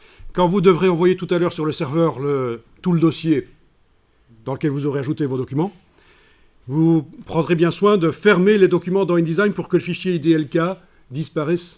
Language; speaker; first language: French; native; French